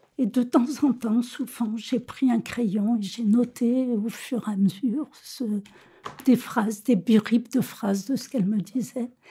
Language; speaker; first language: French; native; French